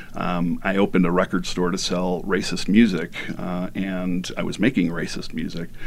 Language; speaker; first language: English; native; English